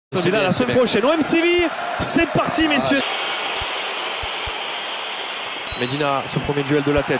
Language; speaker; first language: French; native; French